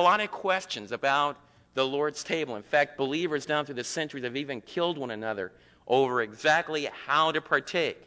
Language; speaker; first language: English; native; English